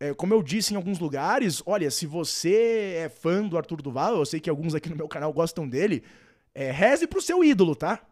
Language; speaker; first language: Portuguese; native; Portuguese